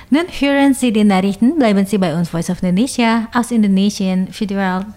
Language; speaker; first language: German; non-native, fluent; Indonesian